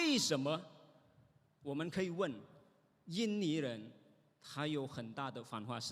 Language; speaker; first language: Chinese; non-native, fluent; Indonesian